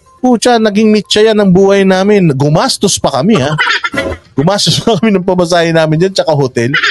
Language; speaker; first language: Filipino; non-native, local second language; Iloko